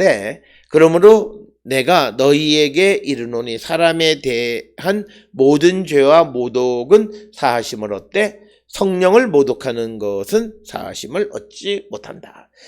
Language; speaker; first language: Korean; native; Korean